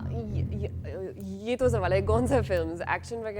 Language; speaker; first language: Hindi; non-native, learner; English